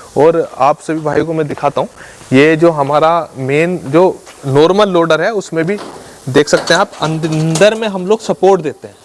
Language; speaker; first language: Hindi; native; Hindi